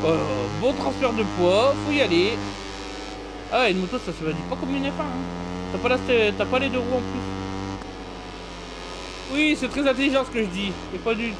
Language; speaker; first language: French; native; French